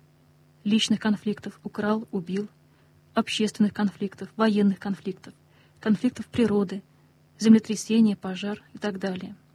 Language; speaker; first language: Russian; native; Russian